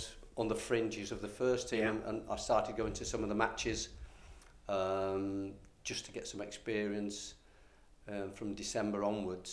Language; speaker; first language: English; native; English